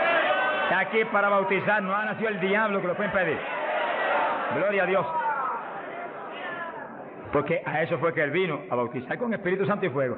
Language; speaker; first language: Spanish; native; Spanish